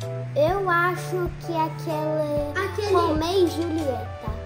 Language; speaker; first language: Portuguese; early bilingual, heritage; Portuguese